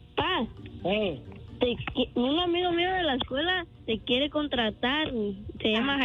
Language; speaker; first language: Spanish; early bilingual, heritage; Spanish